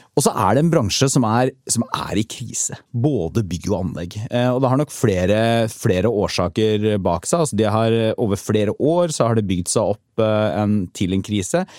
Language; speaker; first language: Norwegian; native; Norwegian